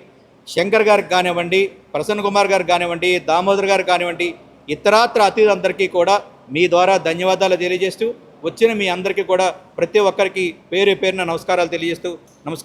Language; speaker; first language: Telugu; native; Telugu